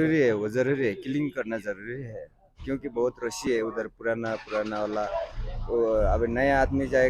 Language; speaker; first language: Hindi; non-native, learner; Nepali